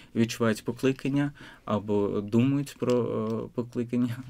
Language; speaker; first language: Ukrainian; non-native, fluent; Azerbaijani